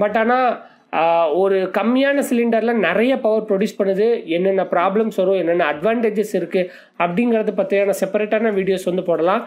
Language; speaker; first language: Tamil; native; Tamil